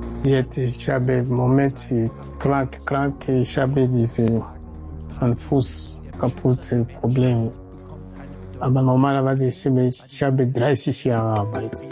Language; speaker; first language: German; non-native, learner; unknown